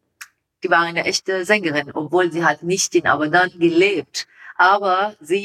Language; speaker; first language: German; non-native, learner; Persian